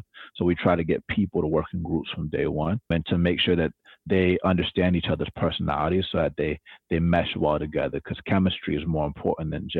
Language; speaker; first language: English; native; English